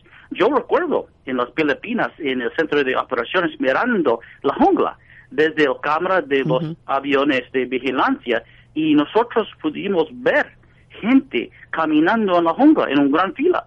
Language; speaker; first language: Spanish; non-native, fluent; English